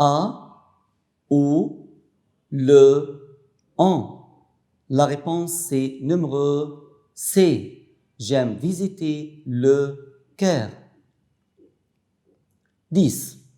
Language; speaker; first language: French; non-native, fluent; Arabic